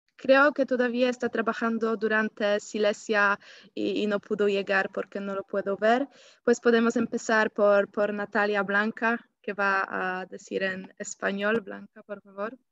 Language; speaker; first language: Spanish; non-native, fluent; Polish